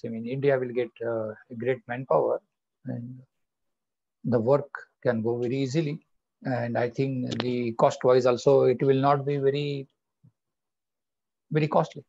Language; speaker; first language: English; non-native, local second language; Bangla